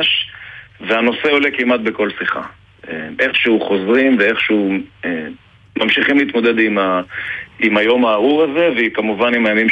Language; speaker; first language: Hebrew; native; Hebrew